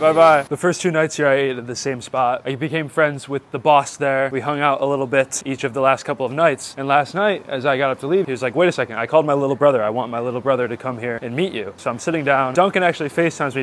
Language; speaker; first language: English; native; English